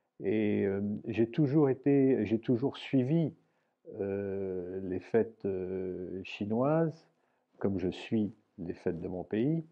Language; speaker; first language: French; early bilingual, heritage; French